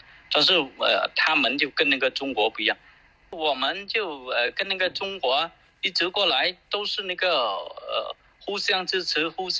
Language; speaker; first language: Chinese; non-native, fluent; Khmer